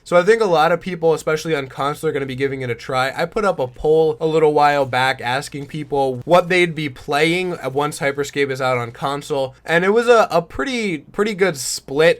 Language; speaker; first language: English; native; English